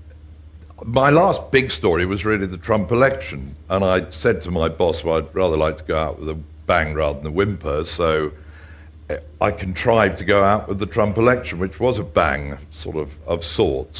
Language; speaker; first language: English; native; English